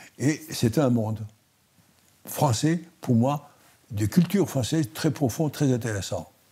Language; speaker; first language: French; non-native, fluent; Greek